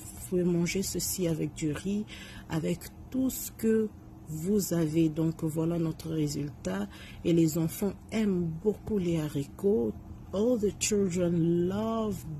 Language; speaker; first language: French; non-native, local second language; Lingala